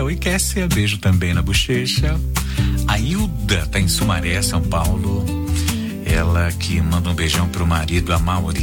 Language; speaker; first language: Portuguese; native; Portuguese